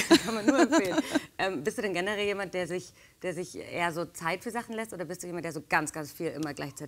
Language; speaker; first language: German; native; German